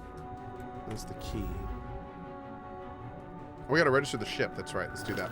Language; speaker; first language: English; native; English